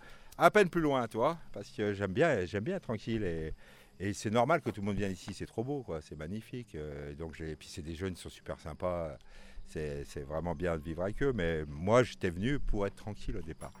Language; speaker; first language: French; native; French